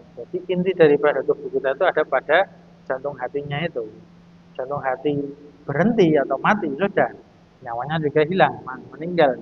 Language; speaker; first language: Indonesian; native; Indonesian